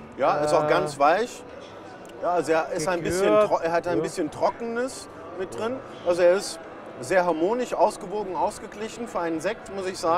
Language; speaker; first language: German; native; German